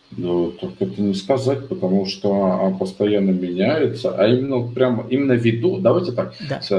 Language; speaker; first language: Russian; native; Russian